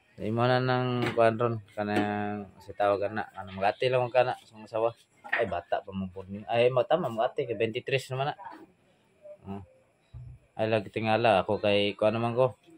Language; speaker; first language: Filipino; non-native, local second language; Cebuano